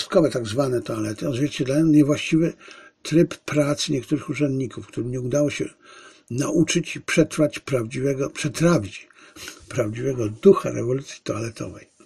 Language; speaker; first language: Polish; native; Polish